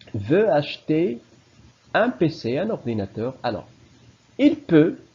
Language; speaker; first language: French; non-native, local second language; Arabic